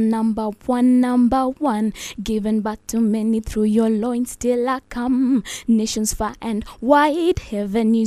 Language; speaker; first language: English; non-native, local second language; Luo (Kenya and Tanzania)